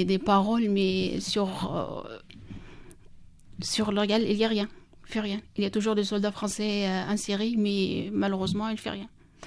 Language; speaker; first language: French; non-native, learner; Kurdish